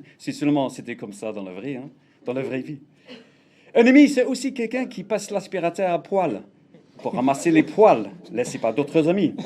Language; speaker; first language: French; non-native, fluent; English